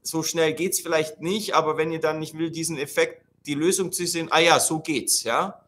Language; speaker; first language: German; non-native, fluent; Italian